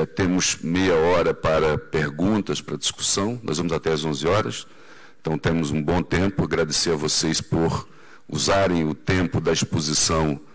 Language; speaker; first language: Portuguese; native; Portuguese